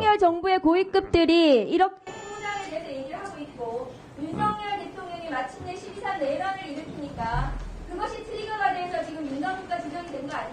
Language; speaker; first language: Korean; native; Korean